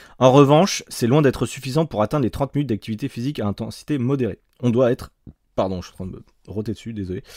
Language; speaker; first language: French; native; French